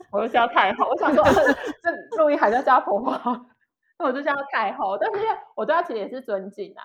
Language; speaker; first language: Chinese; native; Chinese